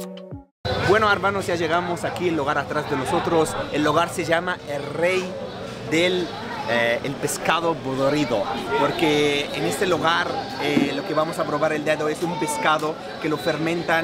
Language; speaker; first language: Spanish; non-native, fluent; Arabic